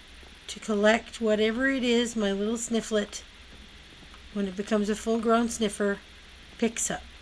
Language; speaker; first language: English; native; English